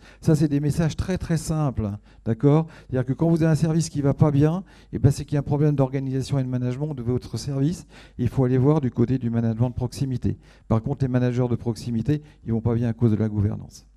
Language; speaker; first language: French; native; French